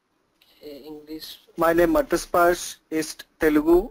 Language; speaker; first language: German; non-native, learner; Tamil